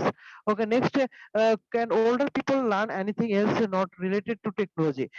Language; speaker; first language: English; non-native, fluent; Bangla